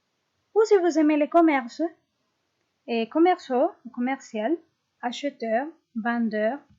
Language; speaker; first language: French; non-native, fluent; Spanish